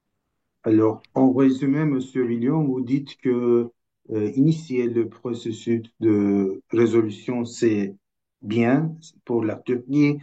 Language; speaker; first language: French; non-native, fluent; Turkish